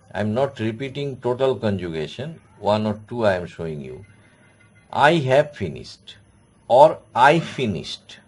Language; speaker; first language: English; non-native, local second language; Bangla